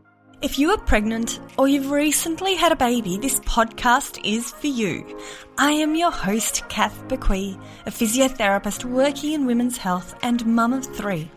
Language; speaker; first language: English; native; English